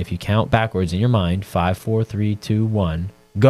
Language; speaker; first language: English; native; English